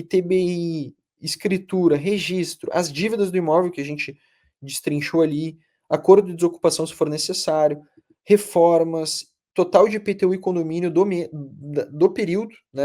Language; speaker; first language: Portuguese; native; Portuguese